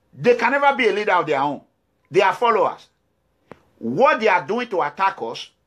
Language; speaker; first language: English; non-native, local second language; Bini